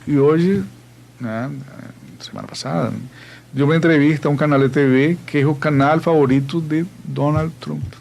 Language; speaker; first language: Portuguese; non-native, fluent; Spanish